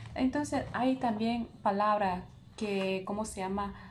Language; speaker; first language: Spanish; non-native, learner; Vietnamese